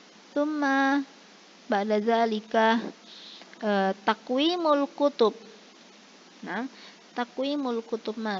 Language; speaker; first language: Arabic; non-native, fluent; Indonesian